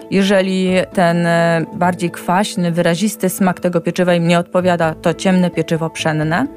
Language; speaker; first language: Polish; native; Polish